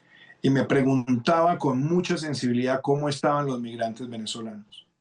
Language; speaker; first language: Spanish; native; Spanish